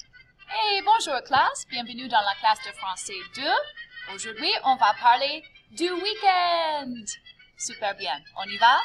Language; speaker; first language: French; non-native, fluent; English